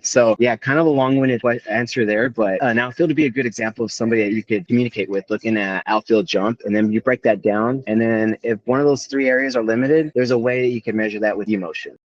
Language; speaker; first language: English; native; English